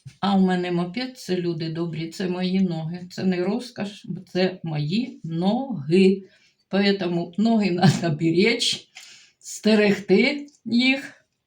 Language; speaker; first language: Ukrainian; native; Ukrainian